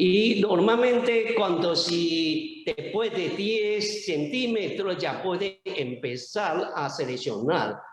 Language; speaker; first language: Spanish; non-native, learner; Chinese